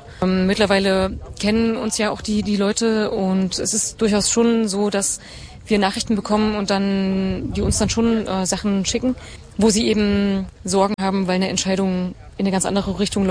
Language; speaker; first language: German; native; German